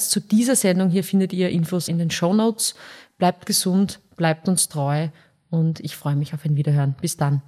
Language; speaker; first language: German; native; German